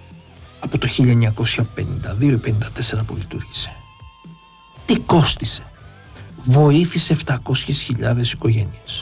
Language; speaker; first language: Greek; native; Greek